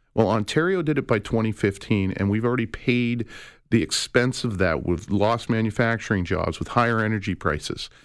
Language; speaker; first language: English; native; English